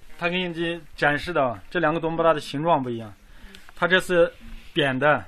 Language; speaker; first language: Chinese; non-native, local second language; Kazakh